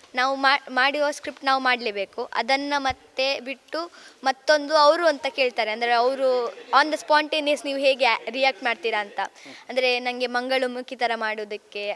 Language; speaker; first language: Kannada; native; Kannada